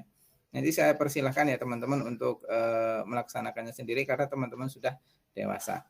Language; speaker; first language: Indonesian; native; Indonesian